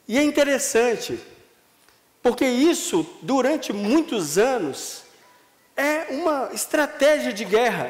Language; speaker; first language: Portuguese; native; Portuguese